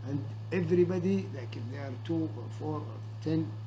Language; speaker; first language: English; non-native, learner; Arabic